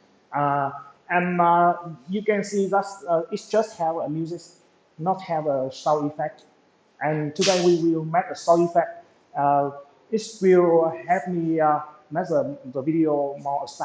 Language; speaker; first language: English; non-native, local second language; Vietnamese